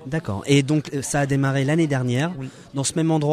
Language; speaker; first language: French; native; French